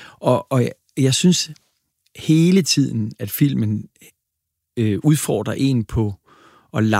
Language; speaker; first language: Danish; native; Danish